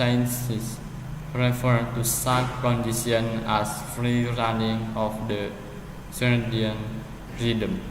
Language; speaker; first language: English; non-native, learner; Indonesian